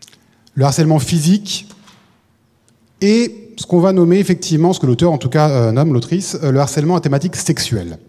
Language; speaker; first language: French; native; French